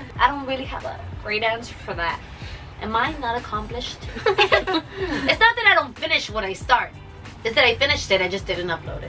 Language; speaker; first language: English; early bilingual, other home language; Spanish